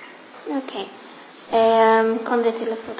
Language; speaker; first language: French; non-native, learner; English